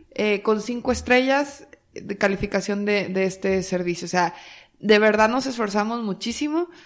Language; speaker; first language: Spanish; native; Spanish